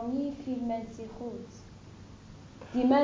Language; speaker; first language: Dutch; non-native, learner; Arabic